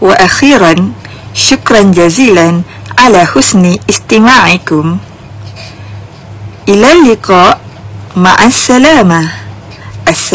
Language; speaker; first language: Arabic; non-native, fluent; Malay